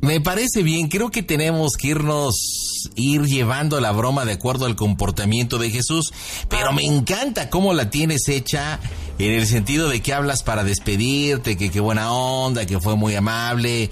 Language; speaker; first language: Spanish; native; Spanish